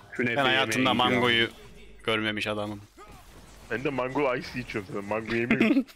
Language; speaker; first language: Turkish; native; Turkish